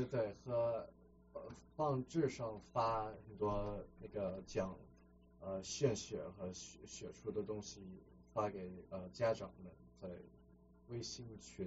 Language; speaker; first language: Chinese; early bilingual, heritage; Chinese